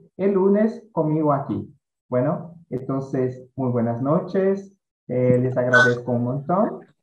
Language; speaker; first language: Spanish; non-native, fluent; Portuguese